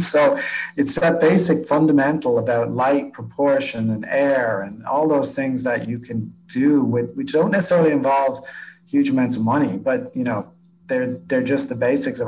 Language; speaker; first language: English; native; English